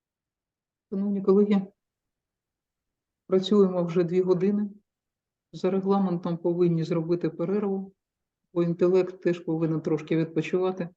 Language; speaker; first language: Ukrainian; native; Ukrainian